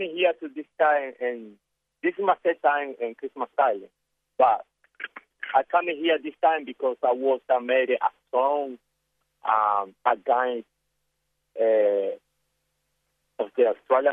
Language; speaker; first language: English; non-native, learner; Spanish